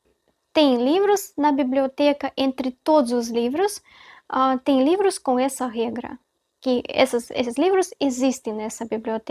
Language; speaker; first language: Portuguese; non-native, fluent; Russian